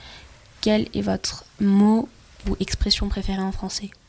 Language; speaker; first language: French; non-native, learner; Swedish